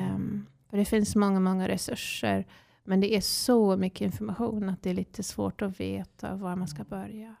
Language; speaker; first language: Swedish; non-native, fluent; English